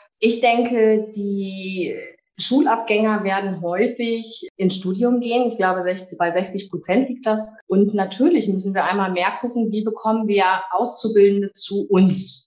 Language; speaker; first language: German; native; German